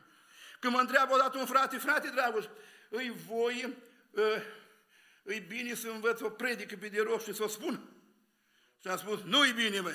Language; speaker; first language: Romanian; native; Romanian